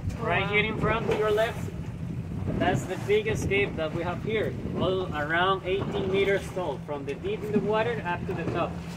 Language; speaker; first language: English; non-native, fluent; Spanish